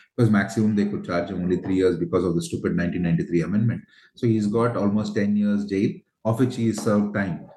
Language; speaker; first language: English; non-native, local second language; Tamil